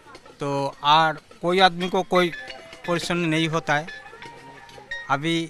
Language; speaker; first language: Hindi; non-native, local second language; Bangla